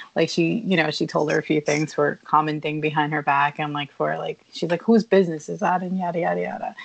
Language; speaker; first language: English; early bilingual, other home language; Spanish